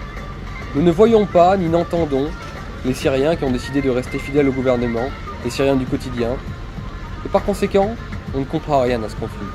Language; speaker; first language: French; native; French